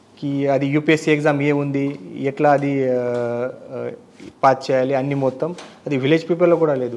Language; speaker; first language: Telugu; non-native, learner; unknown